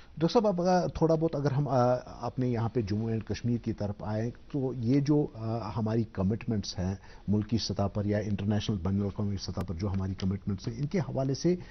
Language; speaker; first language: Hindi; non-native, local second language; Kashmiri